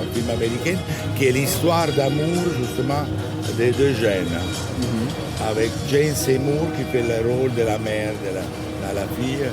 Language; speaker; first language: French; non-native, fluent; Italian